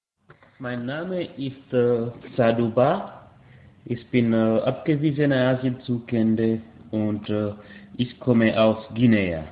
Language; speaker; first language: German; non-native, fluent; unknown